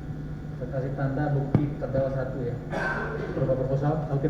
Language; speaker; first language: Indonesian; native; Indonesian